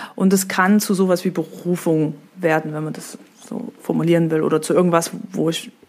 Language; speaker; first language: German; native; German